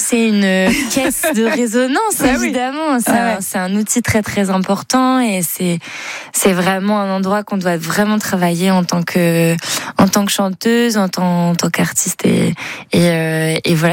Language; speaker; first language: French; native; French